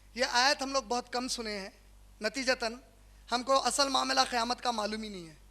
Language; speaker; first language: Hindi; non-native, local second language; Urdu